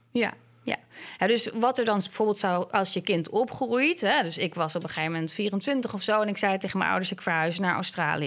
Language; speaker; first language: Dutch; native; Dutch